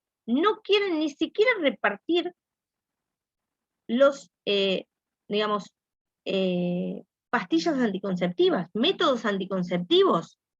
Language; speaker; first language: Spanish; native; Spanish